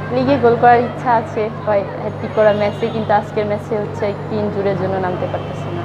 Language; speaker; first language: Bangla; native; Bangla